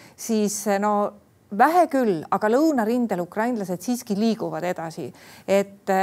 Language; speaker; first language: Estonian; native; Estonian